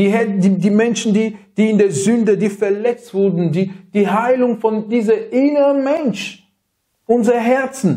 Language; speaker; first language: German; non-native, fluent; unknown